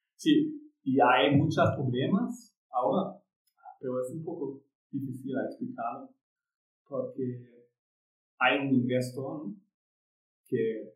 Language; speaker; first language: Spanish; non-native, learner; German